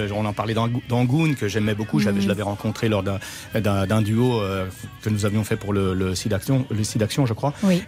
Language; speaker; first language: French; native; French